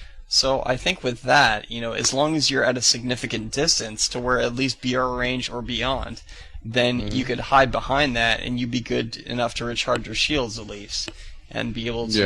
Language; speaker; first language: English; native; English